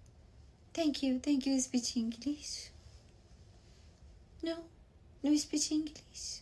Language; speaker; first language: English; non-native, learner; Persian